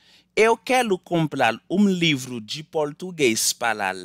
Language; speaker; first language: Portuguese; non-native, learner; Haitian Creole